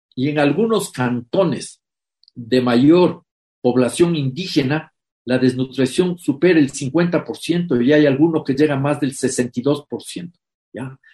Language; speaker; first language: Spanish; native; Spanish